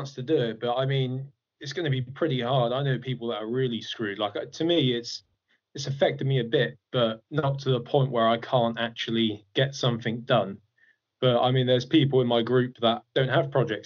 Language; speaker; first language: English; native; English